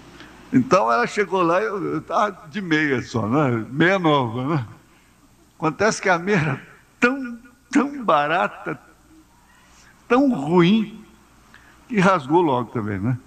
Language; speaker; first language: Portuguese; native; Portuguese